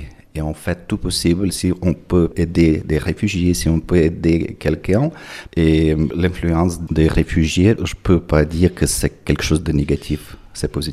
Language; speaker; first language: French; non-native, fluent; Ukrainian